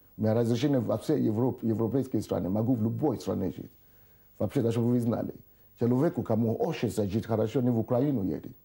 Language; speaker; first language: Russian; non-native, fluent; Yoruba